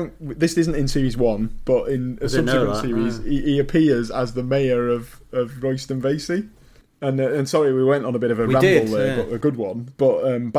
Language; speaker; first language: English; native; English